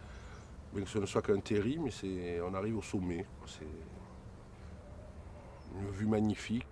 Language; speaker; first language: French; early bilingual, other home language; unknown